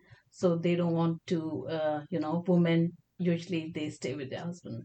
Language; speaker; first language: English; non-native, local second language; Kashmiri